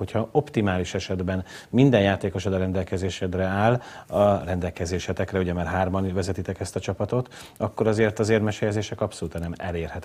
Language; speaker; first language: Hungarian; native; Hungarian